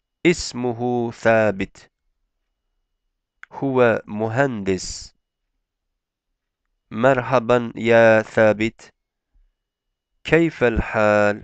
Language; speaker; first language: Arabic; non-native, fluent; Turkish